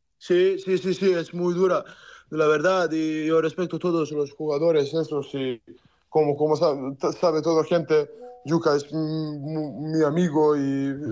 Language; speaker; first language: Spanish; non-native, learner; Serbian